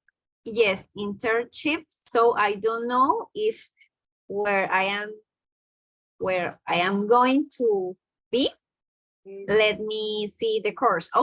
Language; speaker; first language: English; non-native, learner; Spanish